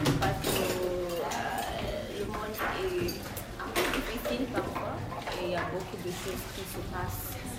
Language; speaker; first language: French; non-native, learner; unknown